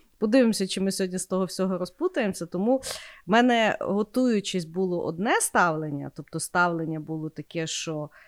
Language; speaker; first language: Ukrainian; native; Ukrainian